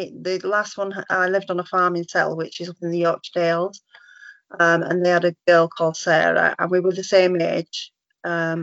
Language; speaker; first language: English; native; English